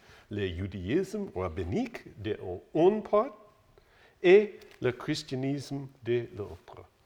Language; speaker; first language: French; non-native, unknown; English